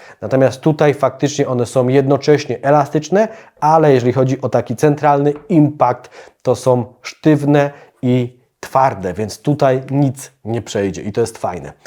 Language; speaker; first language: Polish; native; Polish